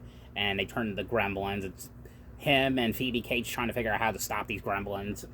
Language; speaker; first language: English; native; English